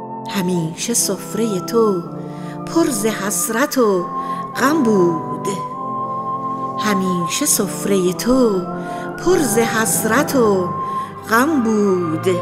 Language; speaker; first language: Persian; native; Persian